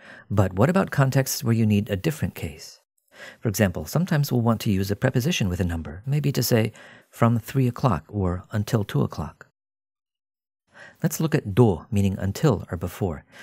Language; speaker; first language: English; native; English